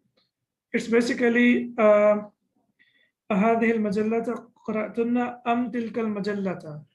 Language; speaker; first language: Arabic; non-native, fluent; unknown